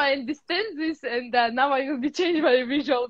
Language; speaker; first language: English; non-native, learner; Russian